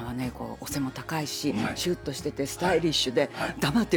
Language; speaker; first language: Japanese; native; Japanese